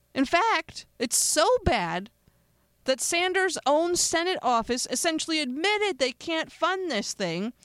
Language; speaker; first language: English; native; English